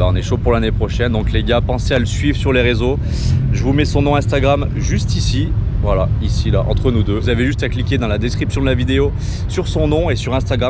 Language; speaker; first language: French; native; French